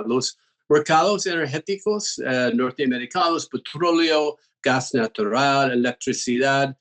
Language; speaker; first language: Spanish; non-native, fluent; English